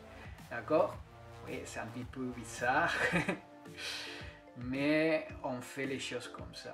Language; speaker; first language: French; non-native, fluent; Spanish